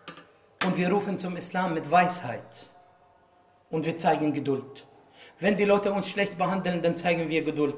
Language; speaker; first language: German; non-native, fluent; Arabic